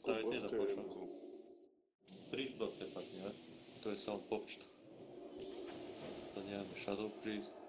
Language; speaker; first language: Bulgarian; native; Bulgarian